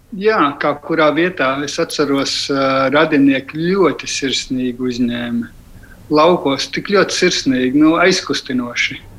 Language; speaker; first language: Latvian; early bilingual, heritage; Latvian